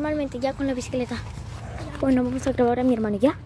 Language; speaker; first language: Spanish; native; Spanish